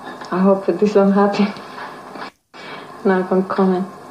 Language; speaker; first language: English; non-native, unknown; Spanish